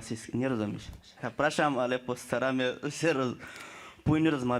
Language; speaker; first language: Polish; non-native, learner; Bangla